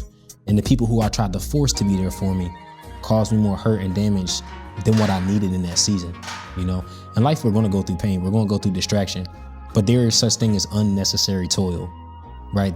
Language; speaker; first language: English; native; English